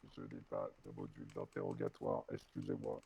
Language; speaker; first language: French; native; French